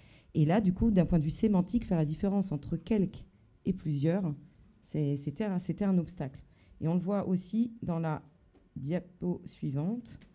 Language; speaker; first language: French; native; French